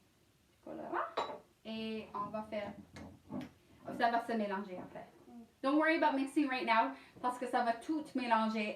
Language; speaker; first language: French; non-native, learner; English